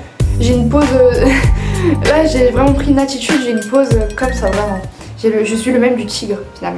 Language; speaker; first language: French; native; French